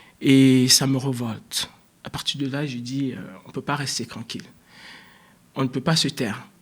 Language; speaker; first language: French; native; French